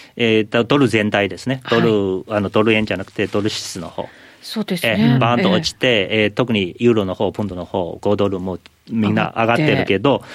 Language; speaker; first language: Japanese; non-native, fluent; Chinese